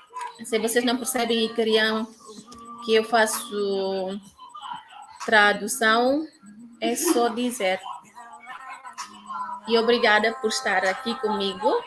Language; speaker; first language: Portuguese; non-native, local second language; Tetum